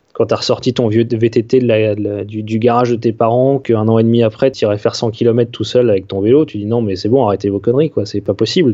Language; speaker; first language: French; native; French